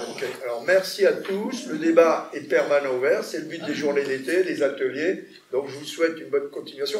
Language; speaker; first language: French; native; French